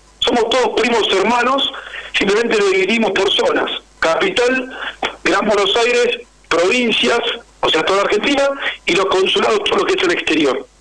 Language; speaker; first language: Spanish; native; Spanish